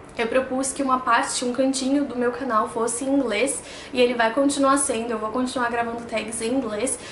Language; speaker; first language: Portuguese; native; Portuguese